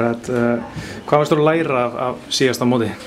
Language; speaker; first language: Icelandic; native; Icelandic